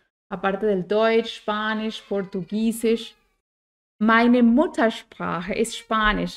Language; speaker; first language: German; non-native, fluent; Spanish